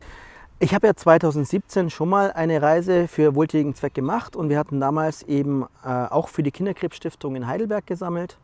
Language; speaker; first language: German; native; German